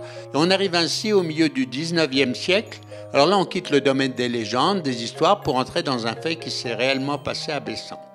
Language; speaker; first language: French; native; French